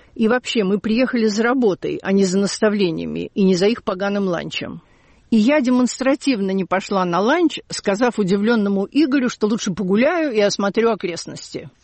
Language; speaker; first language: Russian; native; Russian